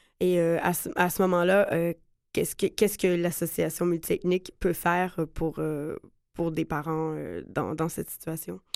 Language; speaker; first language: French; native; French